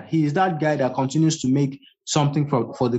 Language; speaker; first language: English; non-native, local second language; Yoruba